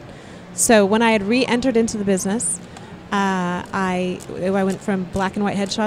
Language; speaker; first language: English; native; English